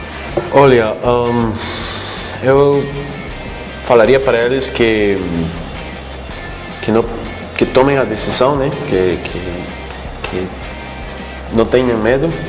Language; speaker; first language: Portuguese; non-native, fluent; Spanish